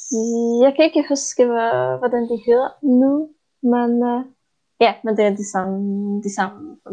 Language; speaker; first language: Danish; non-native, fluent; Polish